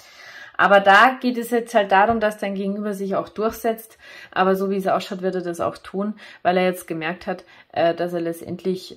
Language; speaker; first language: German; native; German